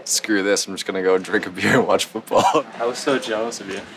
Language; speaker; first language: English; native; English